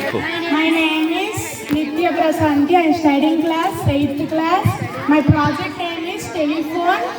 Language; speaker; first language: English; non-native, local second language; Telugu